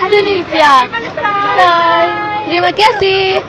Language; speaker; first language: Indonesian; non-native, learner; Arabic